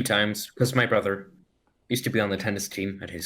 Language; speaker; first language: English; native; English